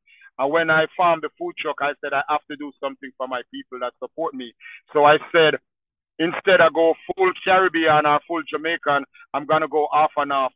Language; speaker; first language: English; non-native, local second language; Jamaican Creole English